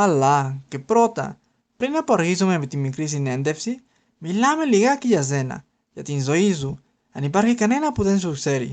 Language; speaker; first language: Greek; non-native, learner; Spanish